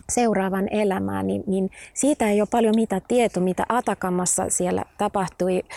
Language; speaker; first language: Finnish; non-native, fluent; Spanish